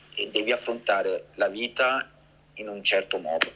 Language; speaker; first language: Italian; early bilingual, heritage; Italian